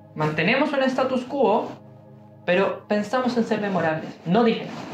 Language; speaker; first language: Spanish; native; Spanish